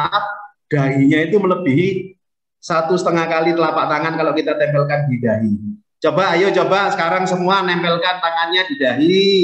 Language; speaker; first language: Indonesian; native; Indonesian